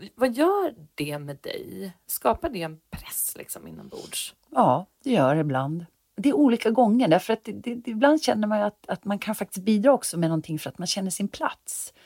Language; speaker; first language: Swedish; native; Swedish